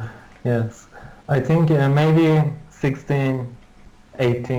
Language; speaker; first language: English; non-native, learner; Persian